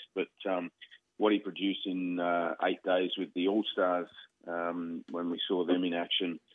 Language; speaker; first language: English; native; English